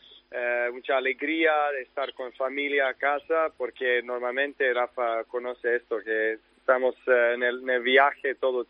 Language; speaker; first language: Spanish; non-native, learner; Serbian